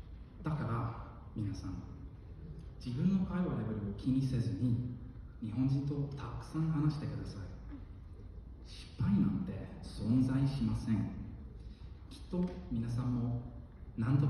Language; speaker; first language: Japanese; non-native, fluent; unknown